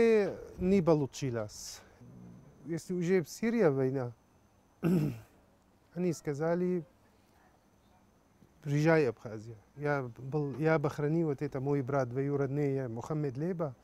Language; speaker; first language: Russian; non-native, learner; Arabic